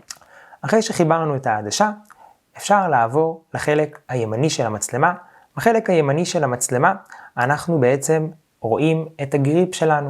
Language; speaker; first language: Hebrew; native; Hebrew